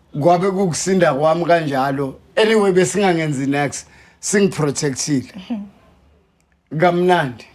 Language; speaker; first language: Zulu; native; Zulu